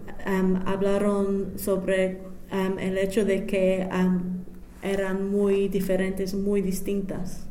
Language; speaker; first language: Spanish; non-native, fluent; English